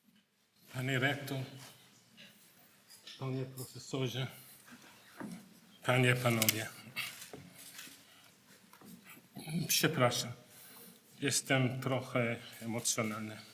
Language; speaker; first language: Polish; non-native, learner; English